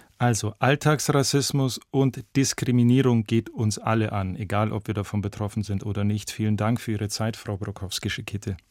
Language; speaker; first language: German; native; German